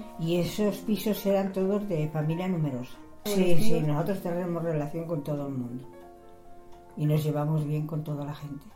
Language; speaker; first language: Spanish; native; Spanish